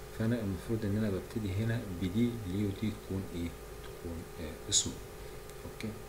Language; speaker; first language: Arabic; native; Arabic